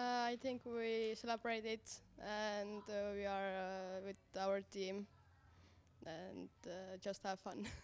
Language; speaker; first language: English; non-native, learner; Estonian